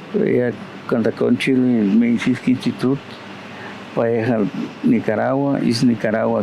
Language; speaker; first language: Russian; non-native, learner; Spanish